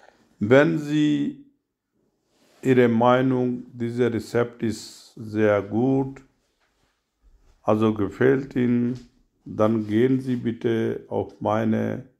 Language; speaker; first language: German; non-native, learner; Urdu